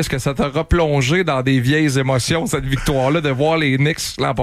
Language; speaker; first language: French; native; French